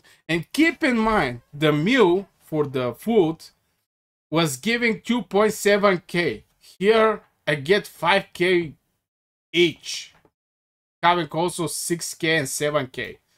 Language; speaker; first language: English; non-native, fluent; Bulgarian